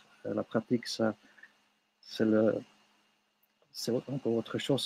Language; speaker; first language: French; non-native, local second language; Dutch